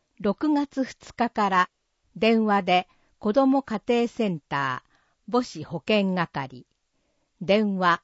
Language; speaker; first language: Japanese; native; Japanese